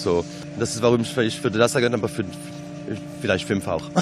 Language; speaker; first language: German; non-native, learner; French